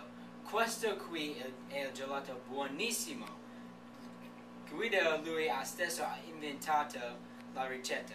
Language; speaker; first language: Italian; non-native, learner; English